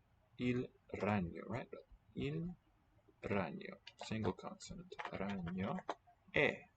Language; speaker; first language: Italian; non-native, learner; English